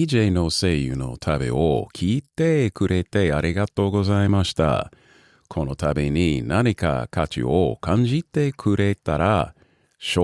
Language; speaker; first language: Japanese; non-native, learner; English